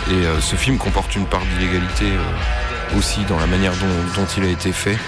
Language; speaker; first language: French; native; French